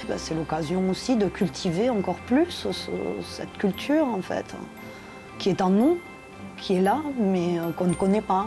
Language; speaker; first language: French; native; French